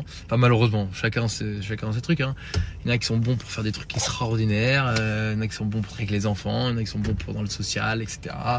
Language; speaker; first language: French; native; French